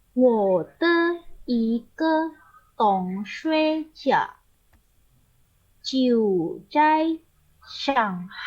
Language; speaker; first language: Chinese; non-native, learner; Indonesian